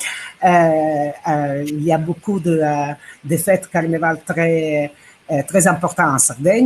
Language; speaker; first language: French; non-native, fluent; Italian